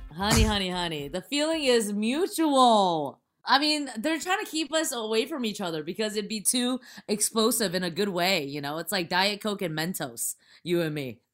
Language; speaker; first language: English; early bilingual, other home language; Chinese